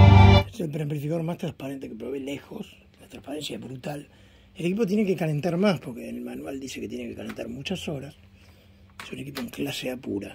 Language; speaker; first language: Spanish; native; Spanish